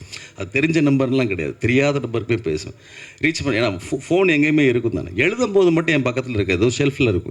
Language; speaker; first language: Tamil; native; Tamil